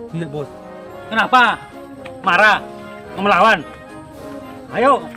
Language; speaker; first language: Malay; non-native, local second language; Buginese